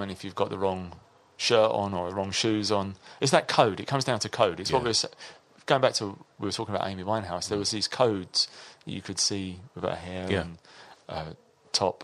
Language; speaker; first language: English; native; English